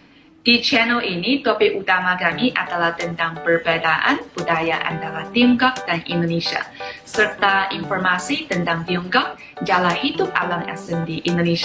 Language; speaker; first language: Indonesian; non-native, fluent; Chinese